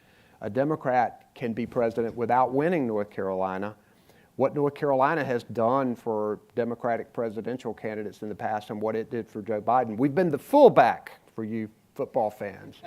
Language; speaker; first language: English; native; English